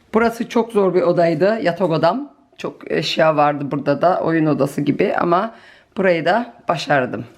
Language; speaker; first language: Turkish; early bilingual, heritage; Turkish